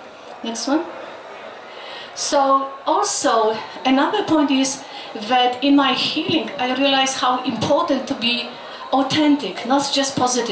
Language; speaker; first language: English; non-native, fluent; Polish